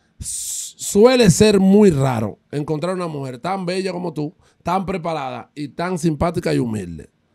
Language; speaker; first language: Spanish; native; Spanish